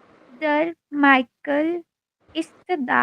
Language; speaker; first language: German; non-native, learner; Hindi